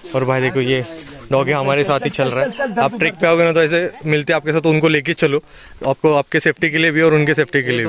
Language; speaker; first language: Hindi; non-native, local second language; Marathi